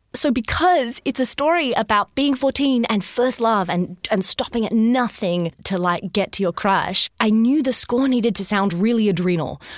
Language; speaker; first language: English; native; English